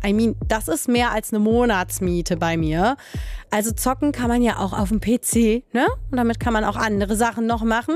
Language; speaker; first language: German; native; German